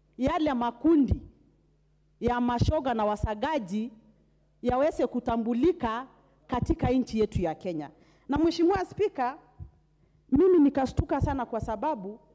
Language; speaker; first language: Swahili; non-native, local second language; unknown